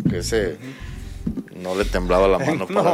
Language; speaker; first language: Spanish; native; Spanish